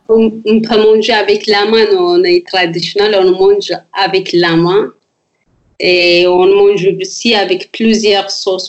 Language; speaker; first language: French; non-native, learner; Amharic